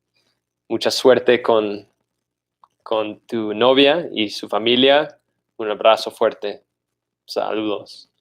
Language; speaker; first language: Spanish; non-native, fluent; English